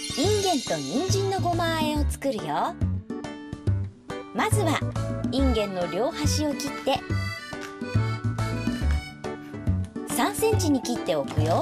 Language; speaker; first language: Japanese; native; Japanese